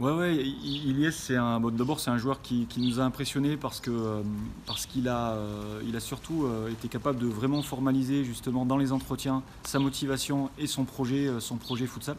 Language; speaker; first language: French; native; French